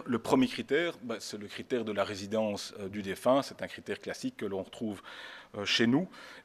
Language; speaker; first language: French; native; French